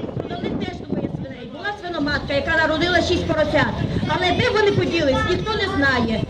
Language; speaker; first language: Ukrainian; native; Ukrainian